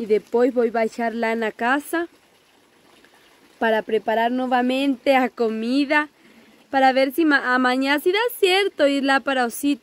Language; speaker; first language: Portuguese; non-native, fluent; Spanish